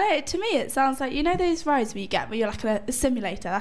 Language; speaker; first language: English; native; English